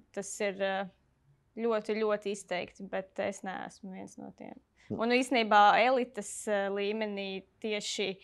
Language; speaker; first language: Latvian; native; Latvian